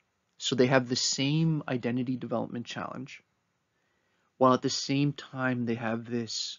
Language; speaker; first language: English; native; English